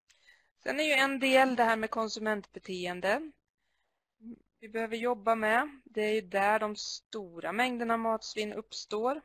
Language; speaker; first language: Swedish; native; Swedish